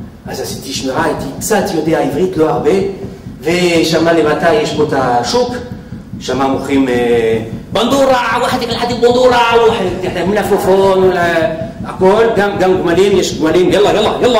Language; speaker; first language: Hebrew; non-native, fluent; French